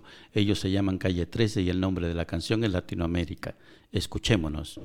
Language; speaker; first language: Spanish; native; Spanish